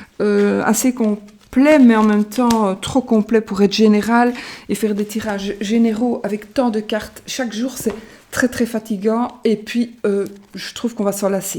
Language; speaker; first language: French; native; French